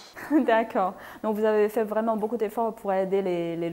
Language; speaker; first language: French; non-native, fluent; Chinese